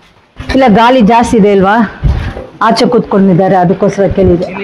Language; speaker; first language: Kannada; non-native, local second language; Tamil